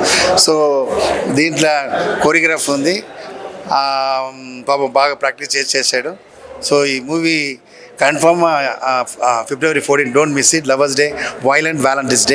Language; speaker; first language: Telugu; non-native, local second language; Tamil